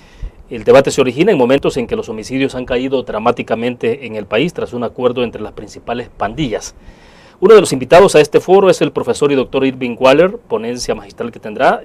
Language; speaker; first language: Spanish; native; Spanish